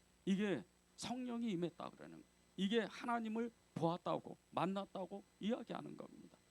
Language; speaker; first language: Korean; native; Korean